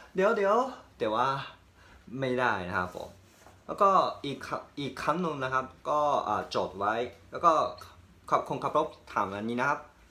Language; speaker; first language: Thai; non-native, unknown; Japanese